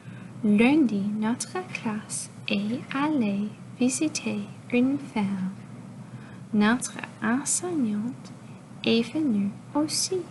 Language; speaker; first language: French; non-native, local second language; English